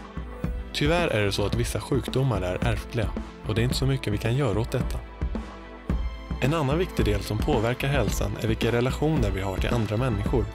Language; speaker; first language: Swedish; native; Swedish